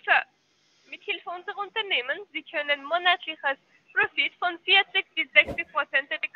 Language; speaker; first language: German; non-native, learner; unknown